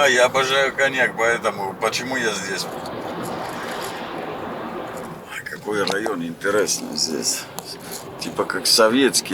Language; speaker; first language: Russian; non-native, learner; English